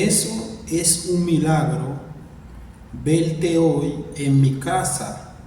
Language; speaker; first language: Spanish; non-native, fluent; Haitian Creole